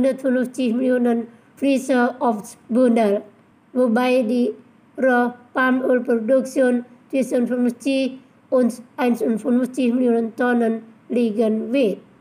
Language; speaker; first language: German; non-native, learner; Indonesian